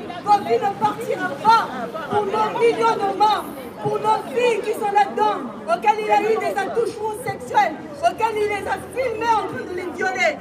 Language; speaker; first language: French; non-native, local second language; Lingala